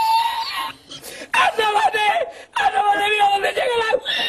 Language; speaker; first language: Spanish; native; Spanish